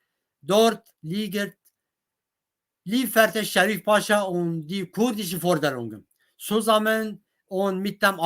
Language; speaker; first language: German; non-native, fluent; Kurdish